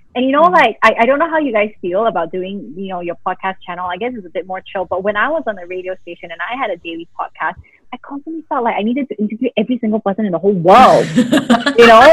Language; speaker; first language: English; native; English